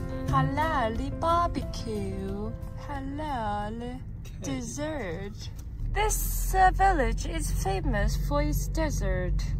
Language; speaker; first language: English; non-native, fluent; Chinese